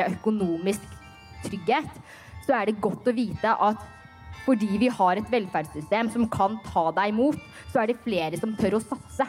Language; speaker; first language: Norwegian; early bilingual, other home language; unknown